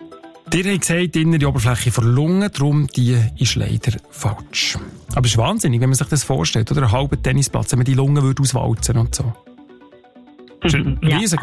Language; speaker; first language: German; native; German